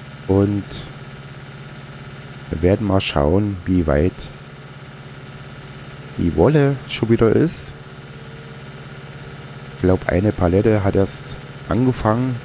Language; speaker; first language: German; native; German